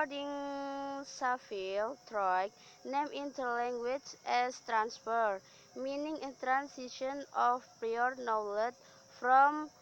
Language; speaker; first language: English; non-native, learner; Indonesian